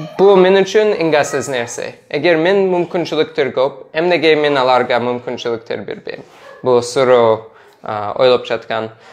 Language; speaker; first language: Kyrgyz; non-native, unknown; English